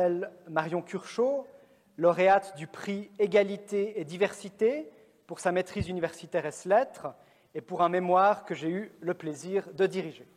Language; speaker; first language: French; native; French